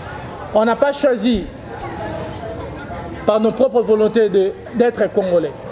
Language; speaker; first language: French; non-native, local second language; Lingala